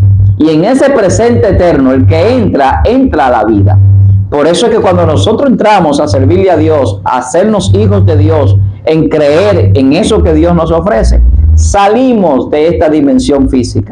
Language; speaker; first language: Spanish; native; Spanish